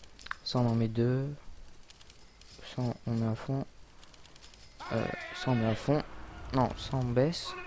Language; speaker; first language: French; native; French